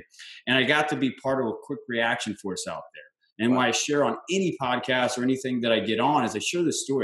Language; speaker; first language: English; native; English